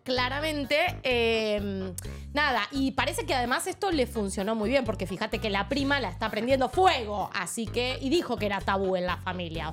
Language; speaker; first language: Spanish; native; Spanish